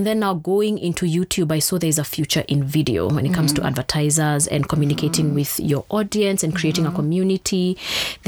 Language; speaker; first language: English; non-native, local second language; Kikuyu